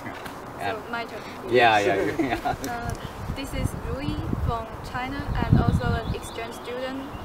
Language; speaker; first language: English; non-native, fluent; Chinese